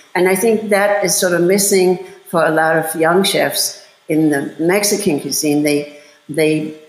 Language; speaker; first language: English; non-native, fluent; German